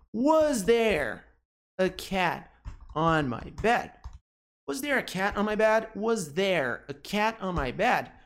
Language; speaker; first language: English; non-native, fluent; Portuguese